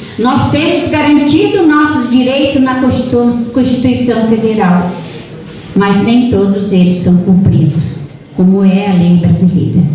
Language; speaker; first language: Portuguese; non-native, local second language; Guarani